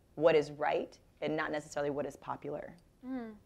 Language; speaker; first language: English; native; English